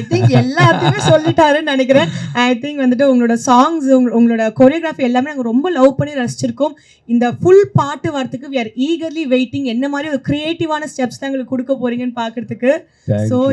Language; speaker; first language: Tamil; native; Tamil